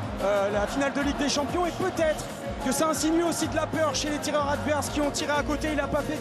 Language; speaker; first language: French; native; French